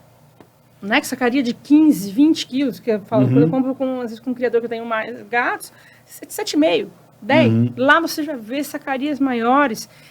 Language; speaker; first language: Portuguese; native; Portuguese